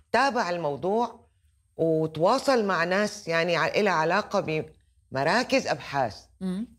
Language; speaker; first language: Arabic; native; Arabic